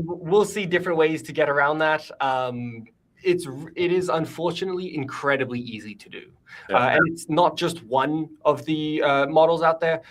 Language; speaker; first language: English; native; English